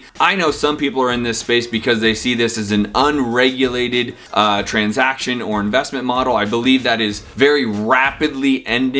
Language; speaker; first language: English; native; English